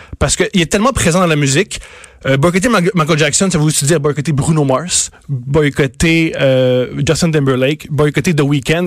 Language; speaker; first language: French; native; French